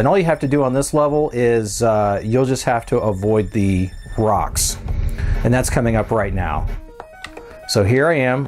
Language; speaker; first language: English; native; English